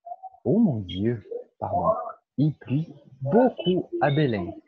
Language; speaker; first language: French; non-native, fluent; Portuguese